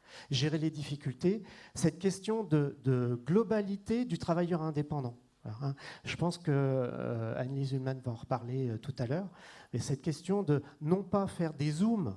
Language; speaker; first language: French; native; French